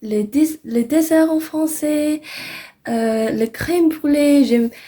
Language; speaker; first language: French; non-native, learner; English